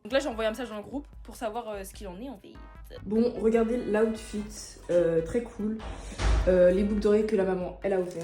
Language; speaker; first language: French; native; French